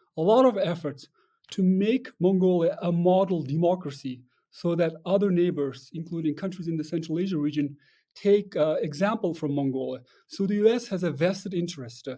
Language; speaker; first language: English; non-native, fluent; Russian